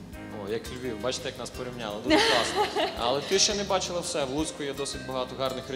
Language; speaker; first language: Ukrainian; native; Ukrainian